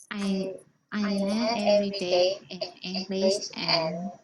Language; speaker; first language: English; non-native, learner; Burmese